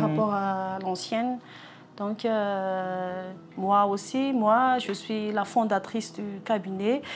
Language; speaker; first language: French; non-native, local second language; Malagasy